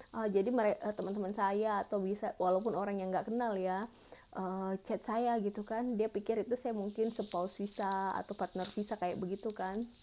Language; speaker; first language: Indonesian; native; Indonesian